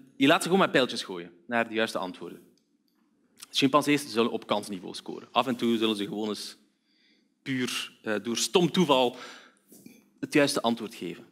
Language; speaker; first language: Dutch; native; Dutch